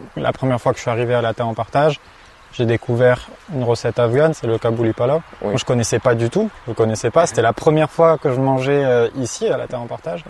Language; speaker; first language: French; native; French